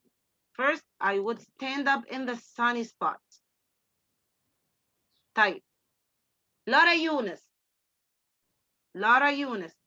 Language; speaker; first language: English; non-native, fluent; Arabic